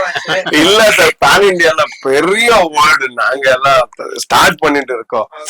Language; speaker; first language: Tamil; non-native, learner; Tulu